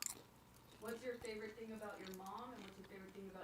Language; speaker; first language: English; native; English